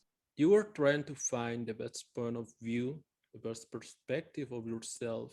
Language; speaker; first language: English; non-native, fluent; Spanish